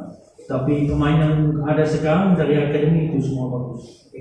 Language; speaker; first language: Indonesian; non-native, fluent; Dutch